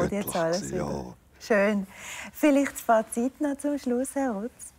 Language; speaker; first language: German; native; German